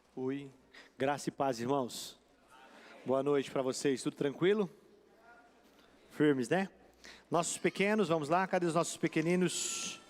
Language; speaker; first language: Portuguese; native; Portuguese